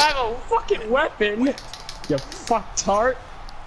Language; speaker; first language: English; native; English